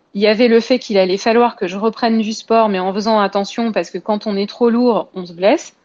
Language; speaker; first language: French; native; French